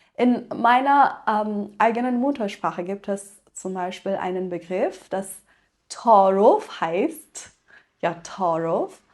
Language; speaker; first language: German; non-native, fluent; Persian